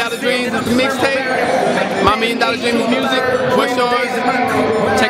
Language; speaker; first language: English; native; English